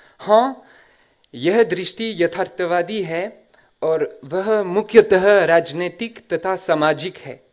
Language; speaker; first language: Hindi; non-native, fluent; French